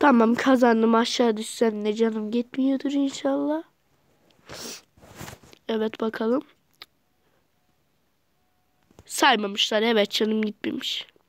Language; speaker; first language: Turkish; native; Turkish